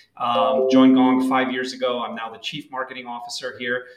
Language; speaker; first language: English; non-native, fluent; Hebrew